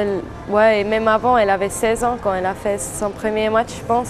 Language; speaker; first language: French; non-native, fluent; German